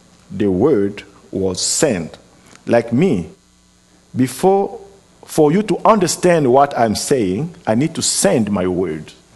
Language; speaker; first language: English; non-native, fluent; Lingala